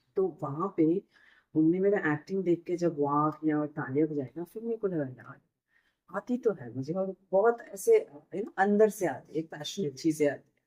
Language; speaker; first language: Hindi; non-native, local second language; Bangla